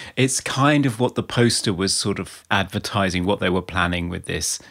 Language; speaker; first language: English; native; English